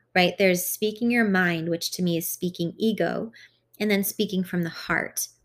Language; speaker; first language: English; early bilingual, other home language; Hungarian